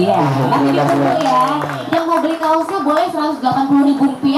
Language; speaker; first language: Indonesian; native; Indonesian